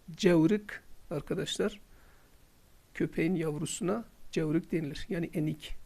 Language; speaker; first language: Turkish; non-native, local second language; Kurdish